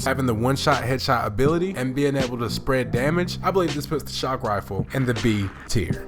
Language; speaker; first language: English; native; English